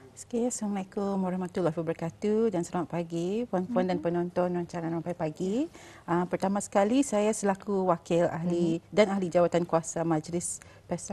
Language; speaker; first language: Malay; native; Malay